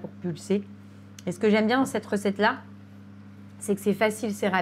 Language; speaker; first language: French; native; French